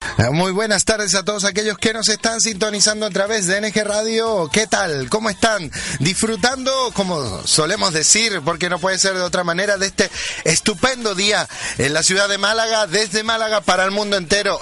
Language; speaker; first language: Spanish; native; Spanish